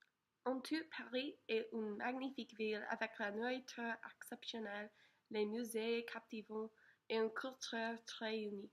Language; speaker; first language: French; non-native, learner; English